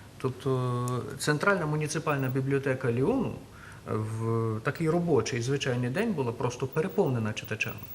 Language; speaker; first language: Ukrainian; native; Ukrainian